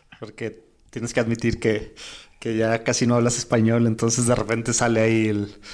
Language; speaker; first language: Spanish; native; Spanish